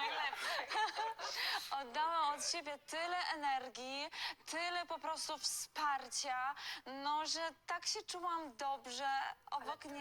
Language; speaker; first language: Polish; non-native, fluent; Ukrainian